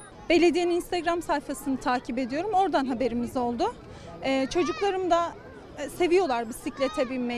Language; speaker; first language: Turkish; native; Turkish